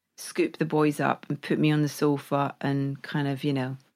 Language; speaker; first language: English; native; English